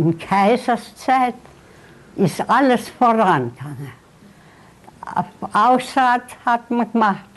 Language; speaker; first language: German; early bilingual, heritage; German